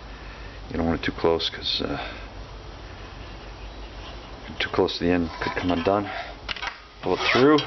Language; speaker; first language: English; native; English